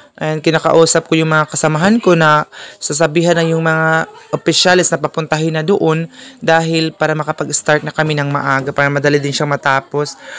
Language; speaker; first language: Filipino; non-native, local second language; Cebuano